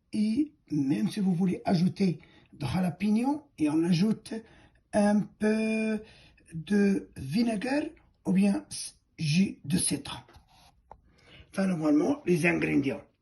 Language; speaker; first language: French; non-native, fluent; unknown